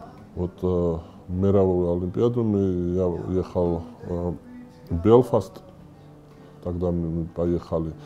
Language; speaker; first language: Russian; non-native, fluent; Georgian